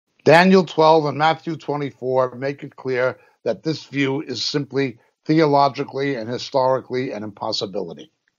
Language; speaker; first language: English; native; English